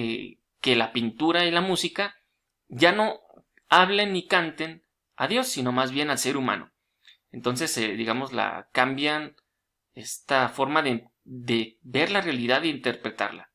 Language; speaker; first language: Spanish; native; Spanish